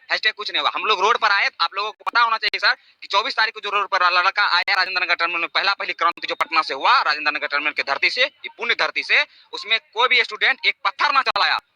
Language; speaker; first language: Hindi; native; Hindi